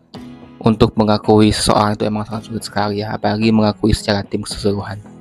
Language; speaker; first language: Indonesian; native; Indonesian